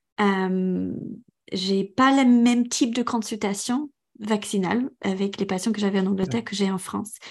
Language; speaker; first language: French; non-native, fluent; English